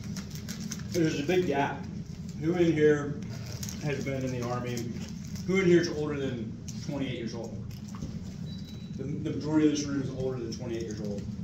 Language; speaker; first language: English; native; English